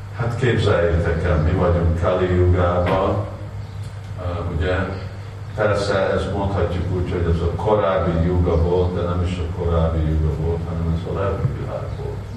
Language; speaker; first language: Hungarian; non-native, learner; Russian